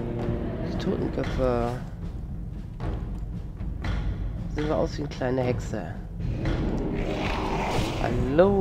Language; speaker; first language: German; native; German